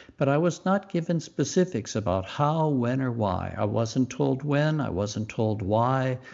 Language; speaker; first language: English; native; English